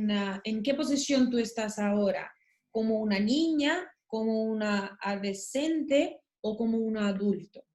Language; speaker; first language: Spanish; non-native, learner; Russian